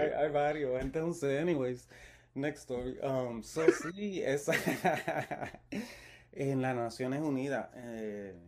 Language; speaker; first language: Spanish; early bilingual, heritage; Spanish